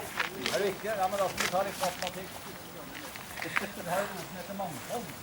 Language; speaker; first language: Norwegian; native; Norwegian